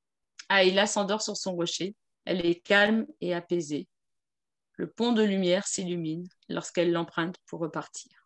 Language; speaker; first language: French; native; French